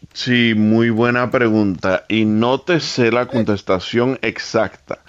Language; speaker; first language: Spanish; early bilingual, heritage; Spanish